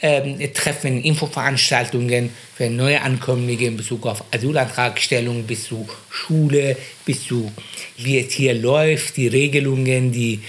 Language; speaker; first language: German; non-native, fluent; Persian